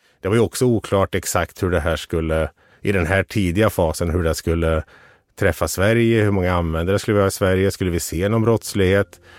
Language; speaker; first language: Swedish; native; Swedish